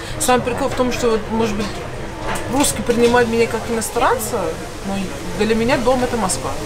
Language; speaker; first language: Russian; non-native, fluent; Persian